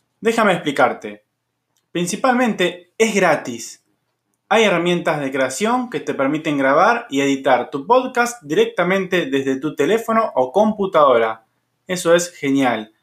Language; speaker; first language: Spanish; native; Spanish